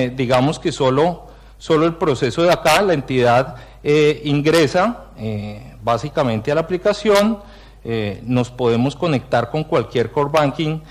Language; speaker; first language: Spanish; native; Spanish